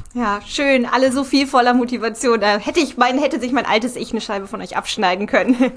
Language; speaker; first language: German; native; German